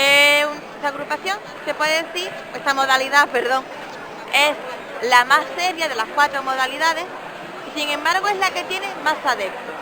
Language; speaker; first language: Spanish; native; Spanish